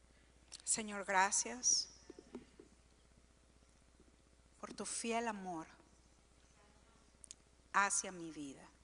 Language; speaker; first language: Spanish; native; Spanish